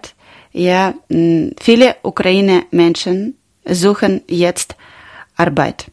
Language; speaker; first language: German; non-native, learner; Ukrainian